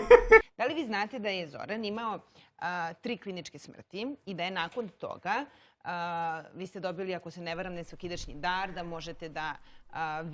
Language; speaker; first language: Bosnian; native; Bosnian